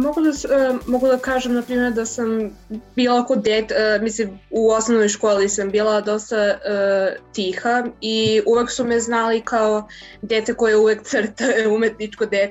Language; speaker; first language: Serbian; early bilingual, heritage; English